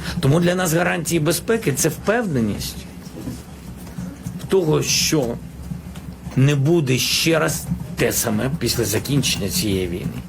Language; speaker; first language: Ukrainian; non-native, local second language; Russian